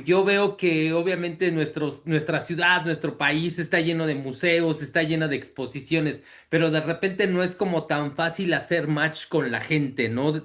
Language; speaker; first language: Spanish; native; Spanish